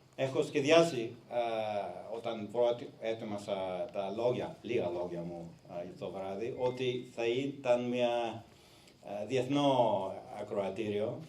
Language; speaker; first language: Greek; non-native, learner; English